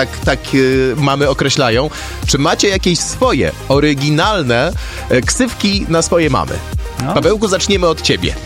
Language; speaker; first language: Polish; native; Polish